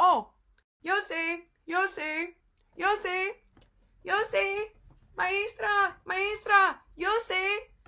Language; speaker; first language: Spanish; non-native, fluent; English